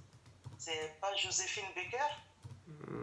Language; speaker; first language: French; non-native, fluent; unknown